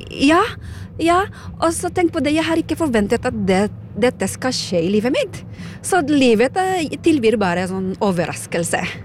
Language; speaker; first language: Norwegian; non-native, fluent; Filipino